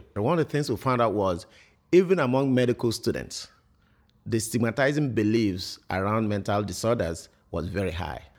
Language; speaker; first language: English; non-native, local second language; Igbo